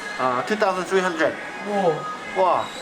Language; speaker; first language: English; non-native, learner; Korean